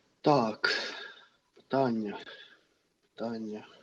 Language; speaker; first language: Ukrainian; non-native, fluent; Russian